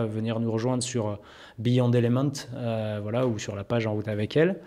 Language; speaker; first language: French; native; French